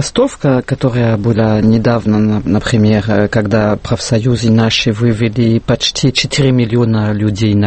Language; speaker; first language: Russian; non-native, fluent; French